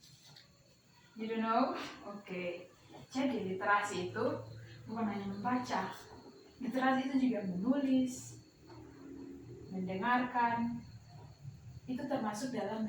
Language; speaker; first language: Indonesian; native; Indonesian